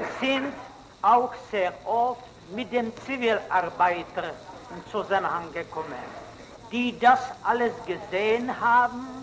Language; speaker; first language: German; non-native, fluent; Czech